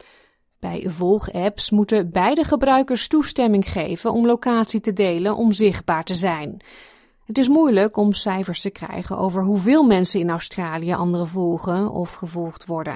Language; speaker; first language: Dutch; native; Dutch